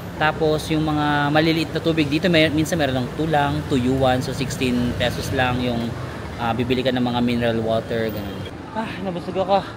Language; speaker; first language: Filipino; non-native, local second language; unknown